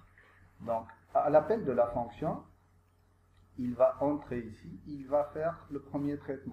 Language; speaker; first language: French; non-native, local second language; Arabic